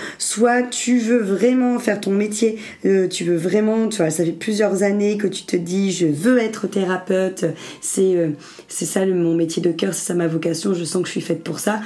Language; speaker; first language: French; native; French